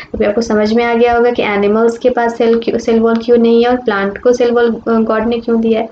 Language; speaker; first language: Hindi; native; Hindi